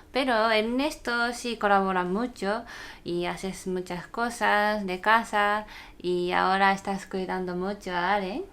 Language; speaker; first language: Spanish; non-native, fluent; Japanese